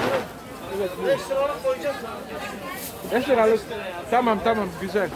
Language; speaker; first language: Turkish; non-native, learner; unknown